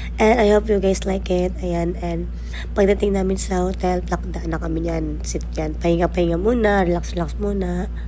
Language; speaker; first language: Filipino; native; Filipino